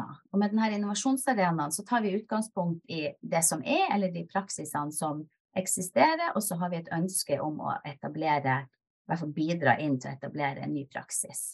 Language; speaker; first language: Norwegian; native; Norwegian